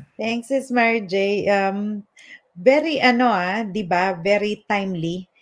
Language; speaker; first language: Filipino; non-native, local second language; Pampanga